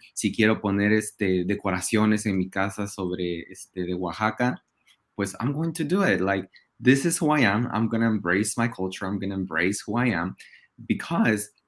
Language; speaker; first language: English; non-native, fluent; Spanish